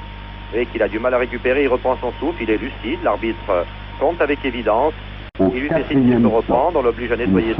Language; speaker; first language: French; native; French